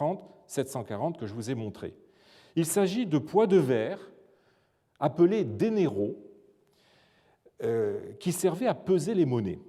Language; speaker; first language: French; native; French